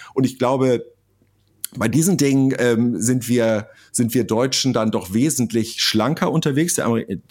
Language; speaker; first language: German; native; German